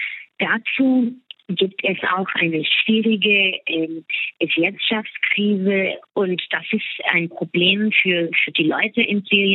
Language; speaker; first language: German; non-native, fluent; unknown